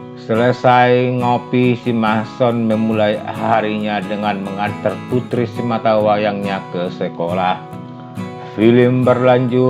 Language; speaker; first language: Indonesian; native; Indonesian